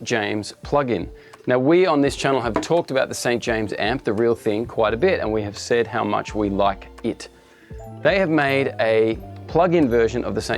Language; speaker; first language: English; native; English